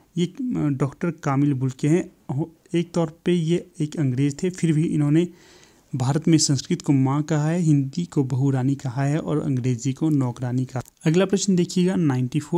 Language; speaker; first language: Hindi; native; Hindi